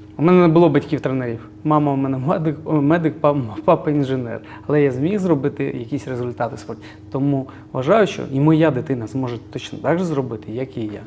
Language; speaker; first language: Ukrainian; early bilingual, other home language; Georgian